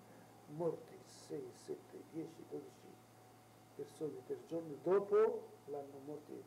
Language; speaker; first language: Italian; non-native, local second language; Arabic